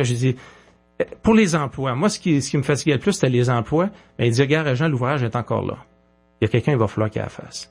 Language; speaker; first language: French; native; French